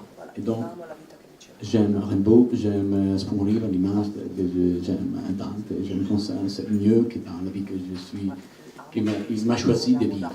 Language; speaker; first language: French; non-native, learner; Italian